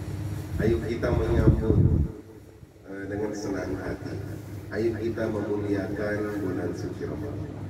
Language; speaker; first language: Indonesian; non-native, fluent; Urdu